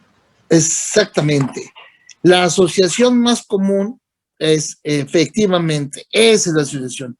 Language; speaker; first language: Spanish; native; Spanish